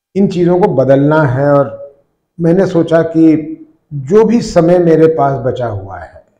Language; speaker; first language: Hindi; native; Hindi